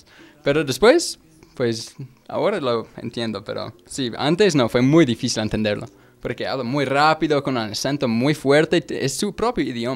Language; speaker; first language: Spanish; non-native, fluent; English